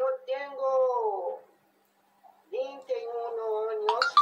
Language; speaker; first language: Spanish; non-native, learner; Portuguese